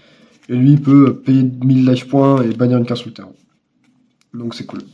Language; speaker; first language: French; native; French